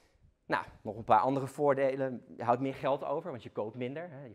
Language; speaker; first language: Dutch; native; Dutch